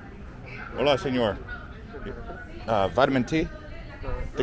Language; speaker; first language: Spanish; non-native, learner; English